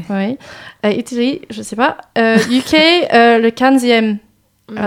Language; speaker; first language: French; non-native, fluent; English